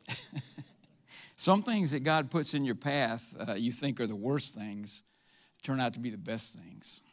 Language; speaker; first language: English; native; English